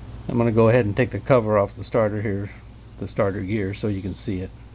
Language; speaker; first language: English; native; English